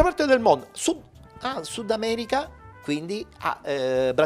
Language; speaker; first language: Italian; native; Italian